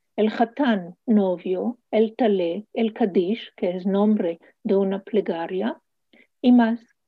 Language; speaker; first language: Spanish; early bilingual, heritage; Hebrew